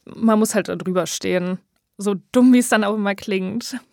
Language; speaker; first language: German; native; German